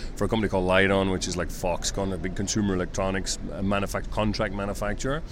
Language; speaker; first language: English; native; English